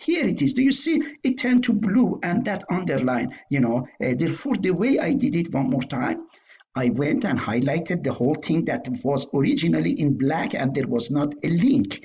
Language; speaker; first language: English; non-native, fluent; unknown